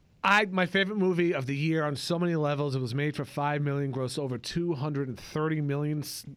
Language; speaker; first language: English; native; English